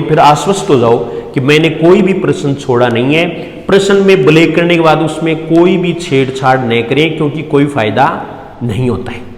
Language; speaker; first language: Hindi; native; Hindi